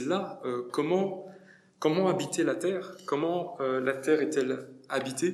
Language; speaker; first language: French; native; French